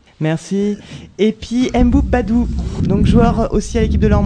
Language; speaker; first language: French; native; French